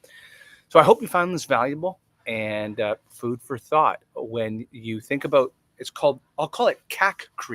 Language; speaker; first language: English; native; English